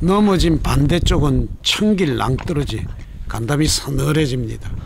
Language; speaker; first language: Korean; native; Korean